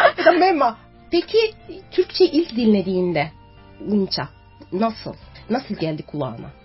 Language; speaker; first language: Turkish; native; Turkish